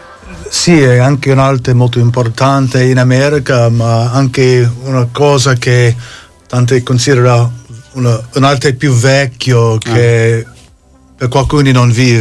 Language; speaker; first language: Italian; non-native, fluent; English